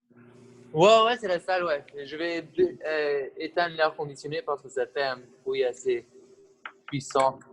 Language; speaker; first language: French; non-native, fluent; English